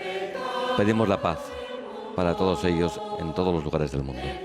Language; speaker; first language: Spanish; native; Spanish